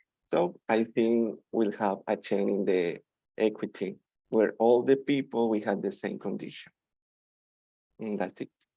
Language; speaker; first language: English; non-native, learner; Spanish